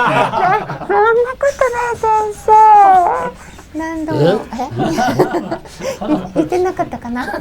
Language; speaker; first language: Japanese; native; Japanese